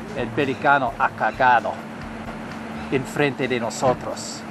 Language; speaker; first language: Spanish; non-native, learner; English